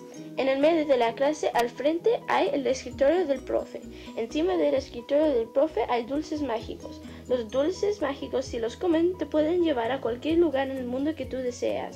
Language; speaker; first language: Spanish; non-native, learner; English